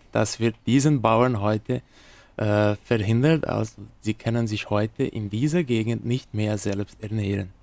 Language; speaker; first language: German; non-native, fluent; Portuguese